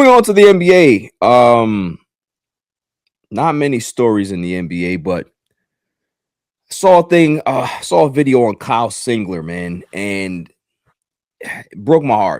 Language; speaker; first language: English; native; English